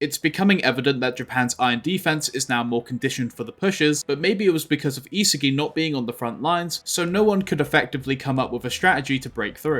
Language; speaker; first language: English; native; English